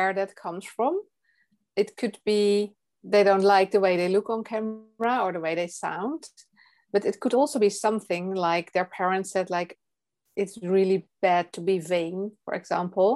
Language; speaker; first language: English; non-native, fluent; Dutch